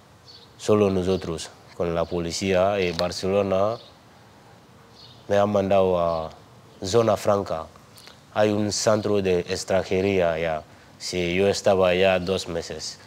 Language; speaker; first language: Spanish; non-native, learner; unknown